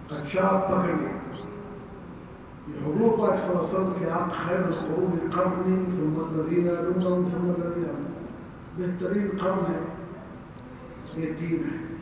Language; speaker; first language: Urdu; non-native, learner; Arabic